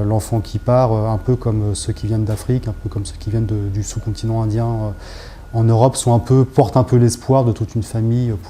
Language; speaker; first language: French; native; French